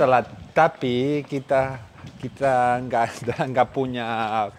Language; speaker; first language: Indonesian; non-native, learner; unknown